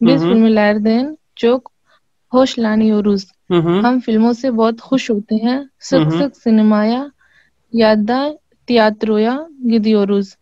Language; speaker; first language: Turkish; non-native, learner; Urdu